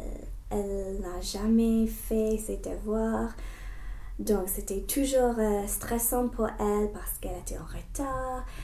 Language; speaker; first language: French; non-native, learner; English